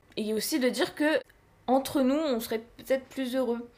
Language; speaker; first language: French; native; French